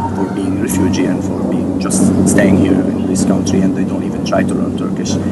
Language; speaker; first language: English; non-native, fluent; Arabic